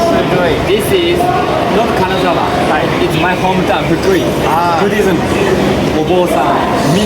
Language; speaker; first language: English; non-native, learner; Japanese